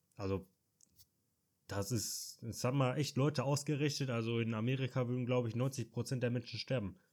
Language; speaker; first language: German; native; German